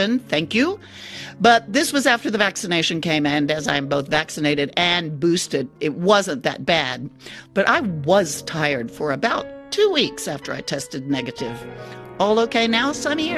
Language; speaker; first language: English; native; English